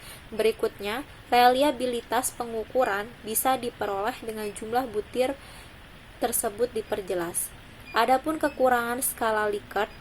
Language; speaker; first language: Indonesian; native; Indonesian